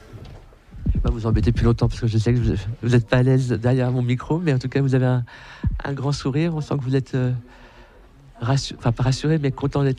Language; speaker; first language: French; native; French